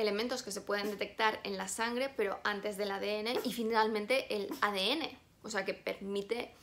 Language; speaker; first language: Spanish; native; Spanish